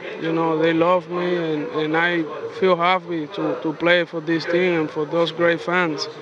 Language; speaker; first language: English; non-native, learner; Spanish